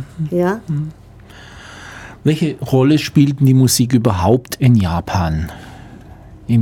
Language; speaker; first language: German; native; German